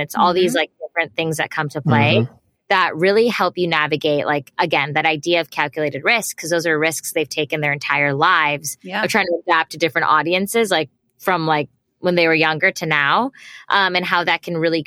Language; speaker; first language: English; native; English